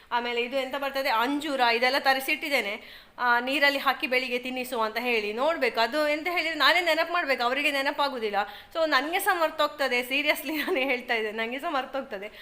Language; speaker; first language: Kannada; native; Kannada